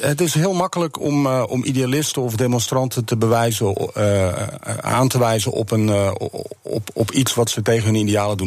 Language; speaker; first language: Dutch; native; Dutch